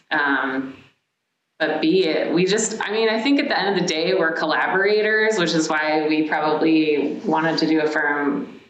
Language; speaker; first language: English; native; English